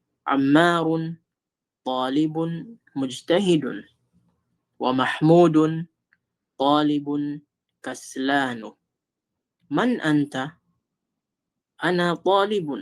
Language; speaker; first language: Arabic; non-native, fluent; Filipino